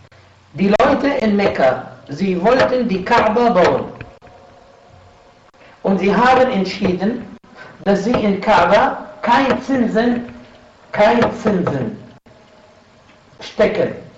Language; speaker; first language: German; non-native, fluent; Arabic